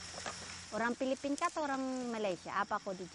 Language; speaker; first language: Indonesian; non-native, fluent; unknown